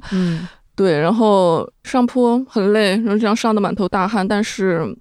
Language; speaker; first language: Chinese; native; Chinese